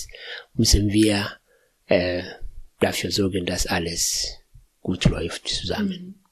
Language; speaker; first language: German; non-native, fluent; Swahili